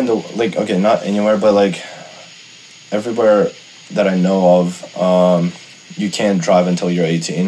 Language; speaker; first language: English; non-native, fluent; Russian